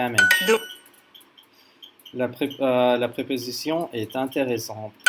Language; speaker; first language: French; non-native, learner; English